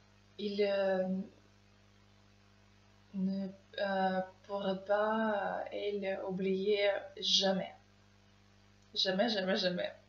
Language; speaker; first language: French; non-native, learner; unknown